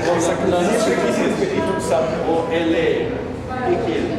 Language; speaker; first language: Spanish; non-native, learner; French